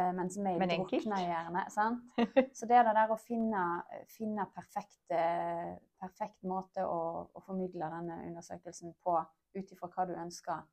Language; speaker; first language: Norwegian; native; Norwegian